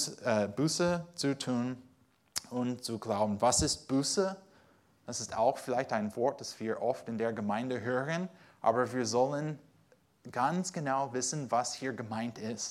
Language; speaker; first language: German; non-native, fluent; English